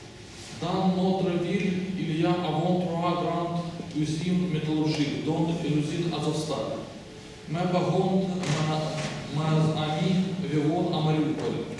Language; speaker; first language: French; non-native, learner; Russian